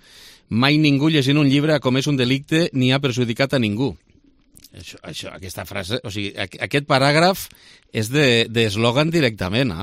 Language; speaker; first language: Catalan; native; Catalan